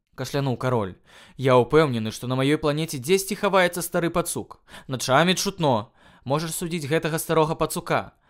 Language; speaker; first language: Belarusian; native; Belarusian